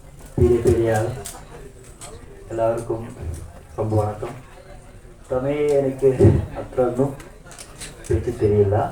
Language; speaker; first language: Tamil; non-native, learner; Malayalam